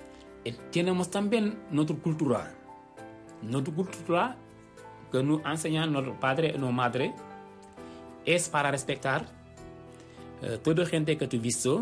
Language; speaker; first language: Spanish; non-native, learner; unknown